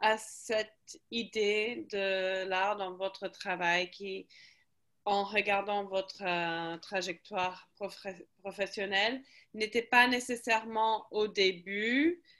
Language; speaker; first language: French; non-native, fluent; English